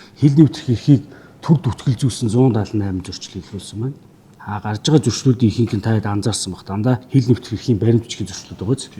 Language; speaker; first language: Mongolian; native; Mongolian